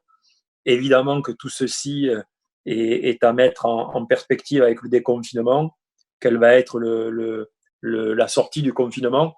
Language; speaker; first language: French; native; French